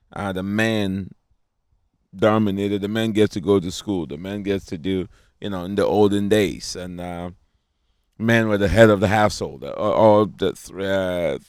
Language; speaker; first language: English; non-native, local second language; Akan